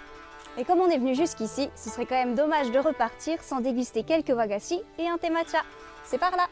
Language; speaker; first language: French; native; French